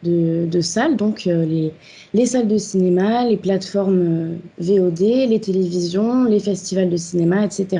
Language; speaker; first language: French; native; French